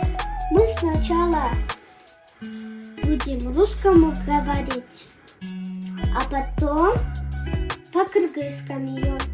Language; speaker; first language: Russian; non-native, local second language; Kyrgyz